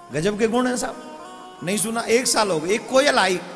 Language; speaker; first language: Hindi; native; Hindi